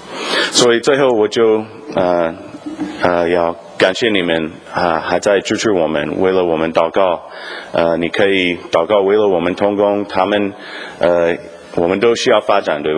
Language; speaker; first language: Chinese; non-native, fluent; English